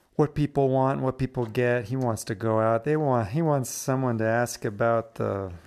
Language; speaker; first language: English; native; English